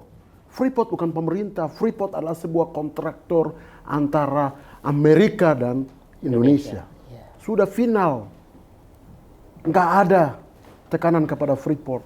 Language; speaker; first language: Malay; non-native, local second language; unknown